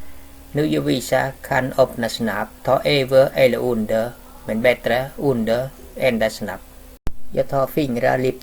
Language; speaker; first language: Swedish; non-native, learner; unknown